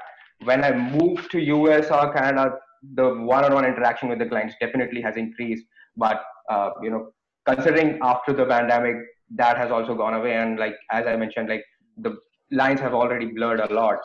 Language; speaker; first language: English; non-native, local second language; Hindi